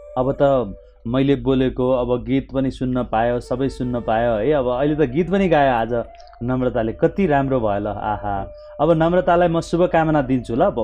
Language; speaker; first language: Nepali; native; Nepali